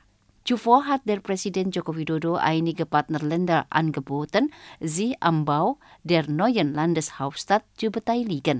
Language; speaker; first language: German; non-native, fluent; Indonesian